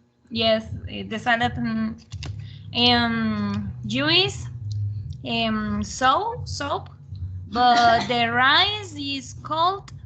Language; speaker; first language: English; non-native, learner; Spanish